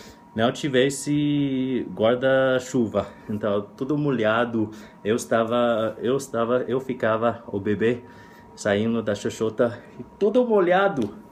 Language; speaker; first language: Portuguese; non-native, learner; English